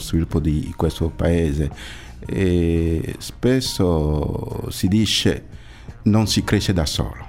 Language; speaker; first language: Italian; non-native, fluent; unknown